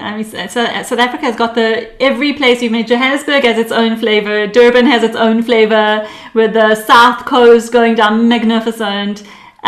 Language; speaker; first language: English; early bilingual, other home language; Hebrew